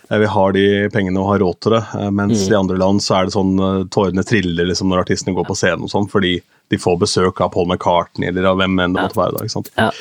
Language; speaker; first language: Norwegian; native; Norwegian